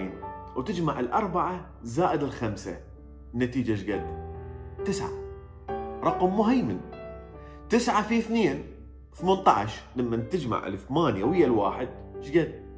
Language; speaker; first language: Arabic; native; Arabic